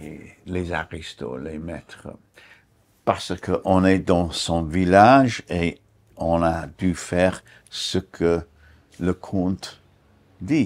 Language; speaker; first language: French; non-native, fluent; English